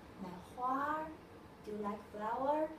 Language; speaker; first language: English; non-native, learner; Chinese